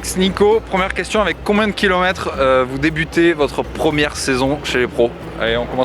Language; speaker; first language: French; native; French